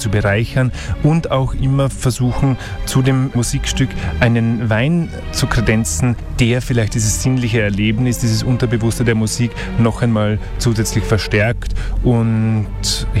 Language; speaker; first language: German; native; German